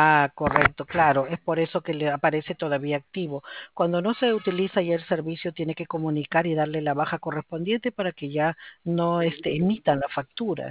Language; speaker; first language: Spanish; native; Spanish